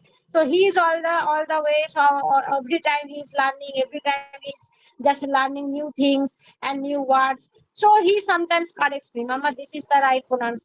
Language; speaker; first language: English; non-native, learner; Bangla